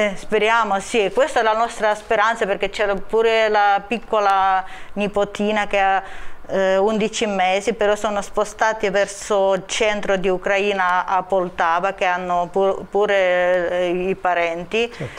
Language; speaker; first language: Italian; non-native, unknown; Russian